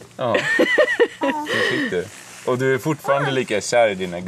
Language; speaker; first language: Swedish; native; Swedish